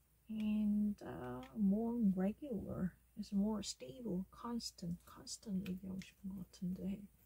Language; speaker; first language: English; non-native, learner; Korean